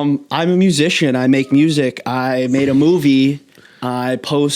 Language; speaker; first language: English; native; English